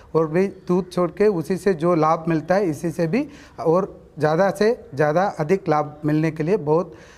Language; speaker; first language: Hindi; non-native, local second language; Kannada